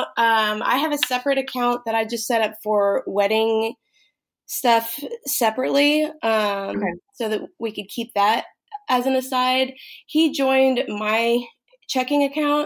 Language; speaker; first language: English; native; English